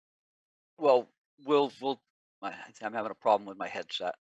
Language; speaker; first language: English; native; English